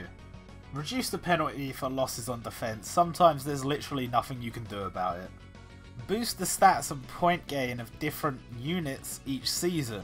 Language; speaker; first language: English; native; English